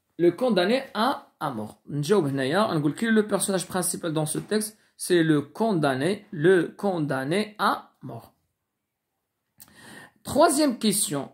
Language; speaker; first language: French; non-native, local second language; Arabic